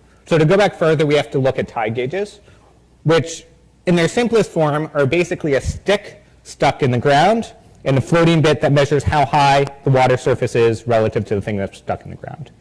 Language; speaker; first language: English; native; English